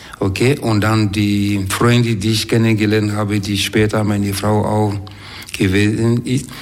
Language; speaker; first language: German; non-native, fluent; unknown